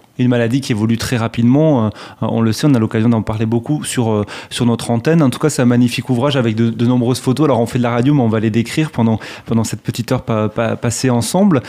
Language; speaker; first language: French; native; French